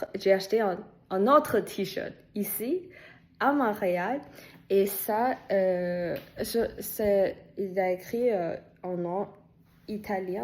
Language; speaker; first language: French; non-native, fluent; Chinese